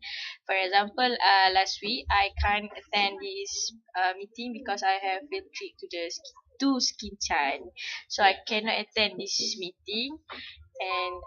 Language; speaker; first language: English; non-native, local second language; Malay